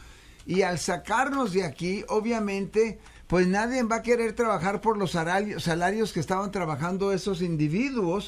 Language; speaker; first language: Spanish; native; Spanish